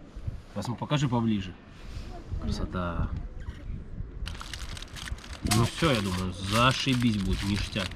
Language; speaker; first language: Russian; native; Russian